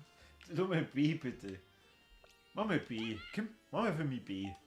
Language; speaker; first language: German; native; German